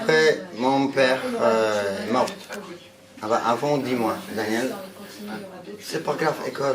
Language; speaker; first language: French; non-native, learner; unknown